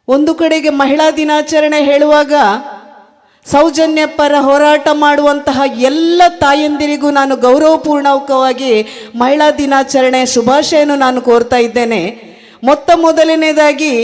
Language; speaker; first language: Kannada; native; Kannada